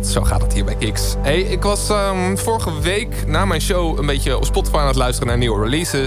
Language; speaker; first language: Dutch; native; Dutch